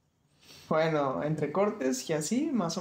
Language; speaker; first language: Spanish; native; Spanish